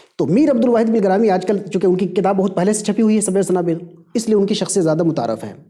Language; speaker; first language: Urdu; native; Urdu